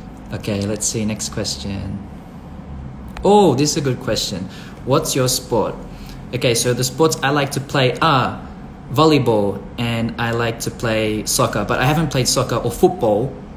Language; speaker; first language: English; early bilingual, other home language; Thai